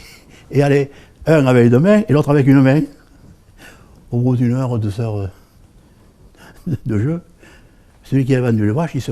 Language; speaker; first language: French; native; French